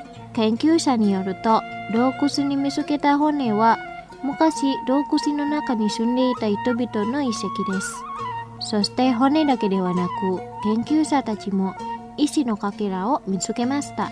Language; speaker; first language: Japanese; non-native, fluent; Indonesian